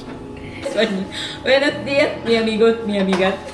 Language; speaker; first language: Spanish; non-native, learner; Filipino